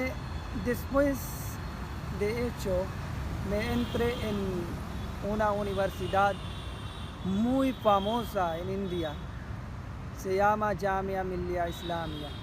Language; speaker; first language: Spanish; non-native, learner; Urdu